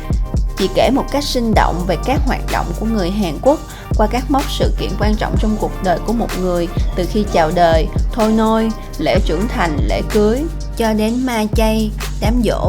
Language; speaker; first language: Vietnamese; native; Vietnamese